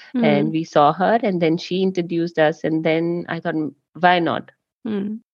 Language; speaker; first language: English; non-native, local second language; Hindi